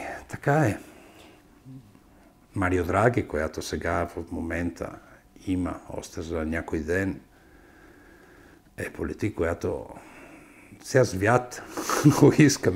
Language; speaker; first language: Bulgarian; non-native, fluent; Italian